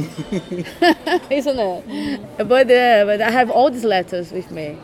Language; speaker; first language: English; non-native, fluent; Portuguese